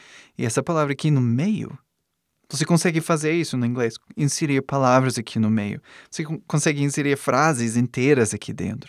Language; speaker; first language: Portuguese; non-native, fluent; English